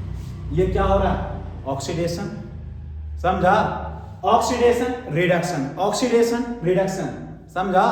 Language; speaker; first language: Hindi; native; Hindi